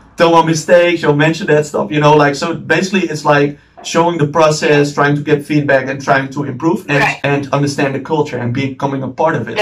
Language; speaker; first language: English; non-native, fluent; Dutch